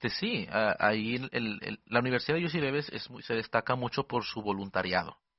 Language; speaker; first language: Spanish; early bilingual, heritage; Spanish